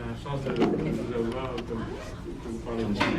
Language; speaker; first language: French; native; French